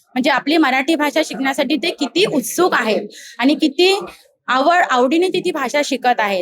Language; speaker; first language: Marathi; native; Marathi